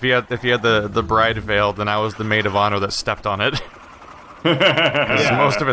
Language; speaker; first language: English; native; English